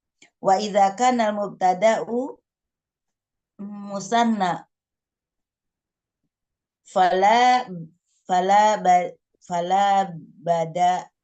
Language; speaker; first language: Arabic; non-native, learner; Indonesian